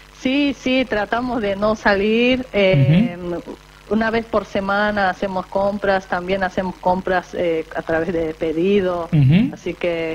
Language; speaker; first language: Spanish; non-native, fluent; Japanese